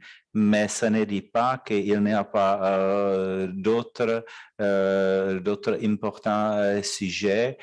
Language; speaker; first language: French; non-native, fluent; Czech